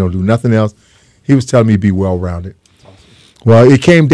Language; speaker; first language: English; native; English